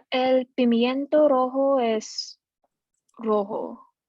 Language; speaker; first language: Spanish; non-native, learner; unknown